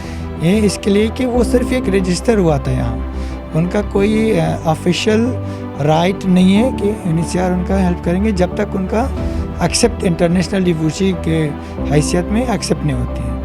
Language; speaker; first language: Hindi; non-native, fluent; Persian